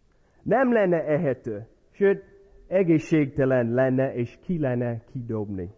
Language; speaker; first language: Hungarian; non-native, fluent; English